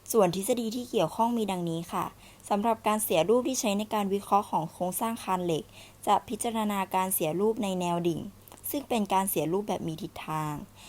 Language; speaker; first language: Thai; native; Thai